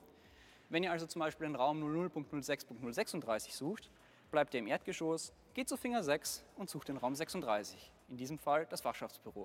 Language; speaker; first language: German; native; German